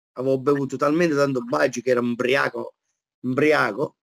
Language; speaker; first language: Italian; native; Italian